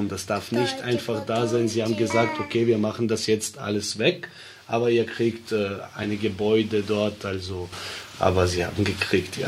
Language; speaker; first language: German; early bilingual, other home language; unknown